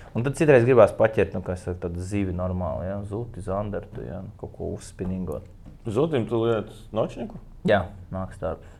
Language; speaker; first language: Latvian; native; Latvian